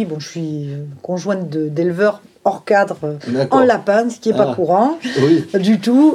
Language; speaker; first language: French; native; French